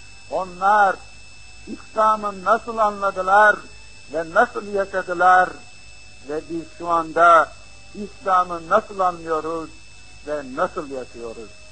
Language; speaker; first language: Turkish; native; Turkish